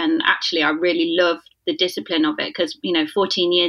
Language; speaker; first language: English; native; English